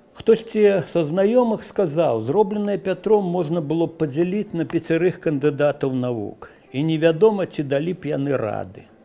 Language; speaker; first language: Belarusian; native; Belarusian